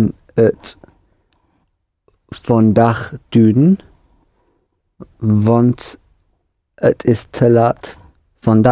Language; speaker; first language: Dutch; non-native, learner; English